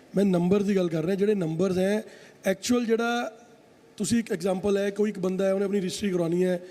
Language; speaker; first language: Punjabi; non-native, local second language; Hindi